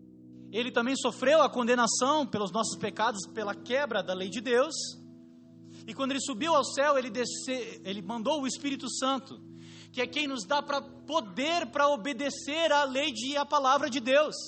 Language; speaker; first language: Portuguese; native; Portuguese